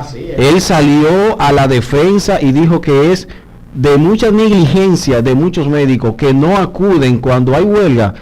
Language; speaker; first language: Spanish; native; Spanish